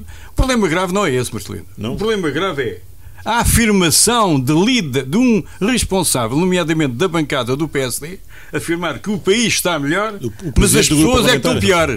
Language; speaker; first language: Portuguese; native; Portuguese